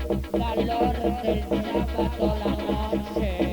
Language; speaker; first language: Spanish; non-native, learner; Italian